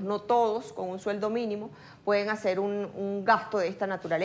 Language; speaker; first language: Spanish; native; Spanish